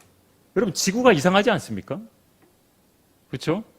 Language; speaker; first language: Korean; native; Korean